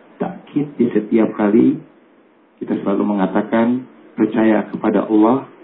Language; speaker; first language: Indonesian; native; Indonesian